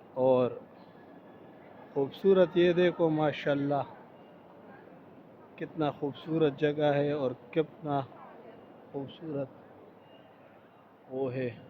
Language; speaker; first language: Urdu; non-native, local second language; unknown